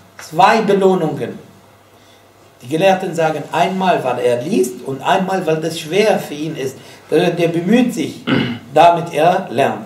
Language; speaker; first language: German; non-native, fluent; Arabic